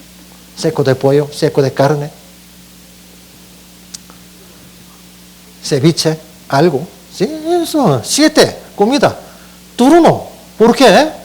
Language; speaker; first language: Spanish; non-native, learner; Korean